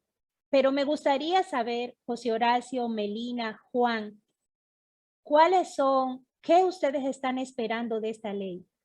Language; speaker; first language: Spanish; native; Spanish